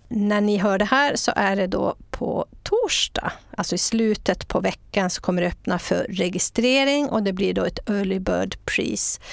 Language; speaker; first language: Swedish; native; Swedish